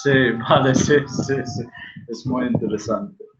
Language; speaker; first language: Spanish; non-native, fluent; Arabic